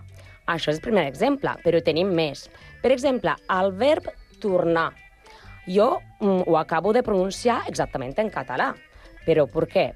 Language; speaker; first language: Catalan; non-native, learner; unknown